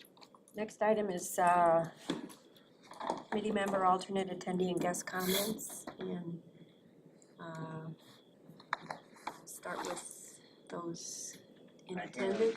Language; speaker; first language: English; native; English